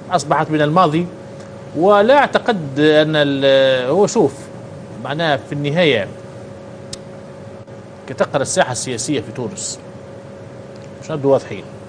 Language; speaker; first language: Arabic; native; Arabic